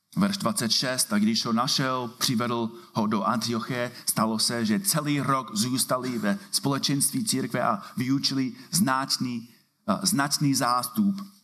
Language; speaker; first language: Czech; non-native, fluent; English